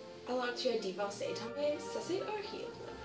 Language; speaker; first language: French; non-native, learner; English